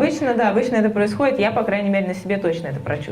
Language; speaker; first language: Russian; native; Russian